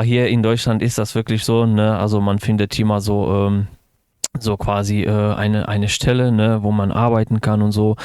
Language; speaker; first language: German; non-native, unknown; Bosnian